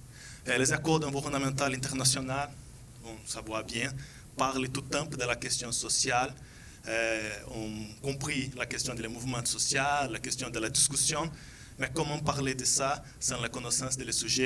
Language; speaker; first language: French; non-native, fluent; Portuguese